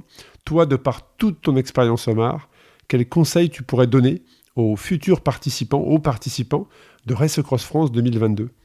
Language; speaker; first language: French; native; French